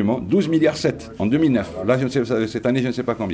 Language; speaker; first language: French; non-native, local second language; Arabic